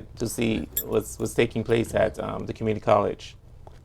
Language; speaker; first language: English; native; English